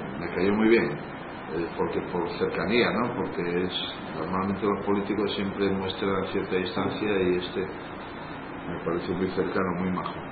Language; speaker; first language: Spanish; native; Spanish